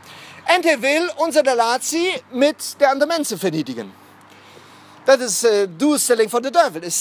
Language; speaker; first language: Dutch; non-native, fluent; German